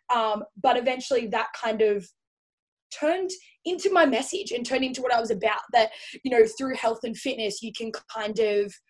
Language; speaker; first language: English; native; English